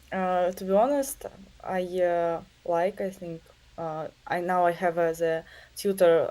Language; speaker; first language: English; non-native, learner; Russian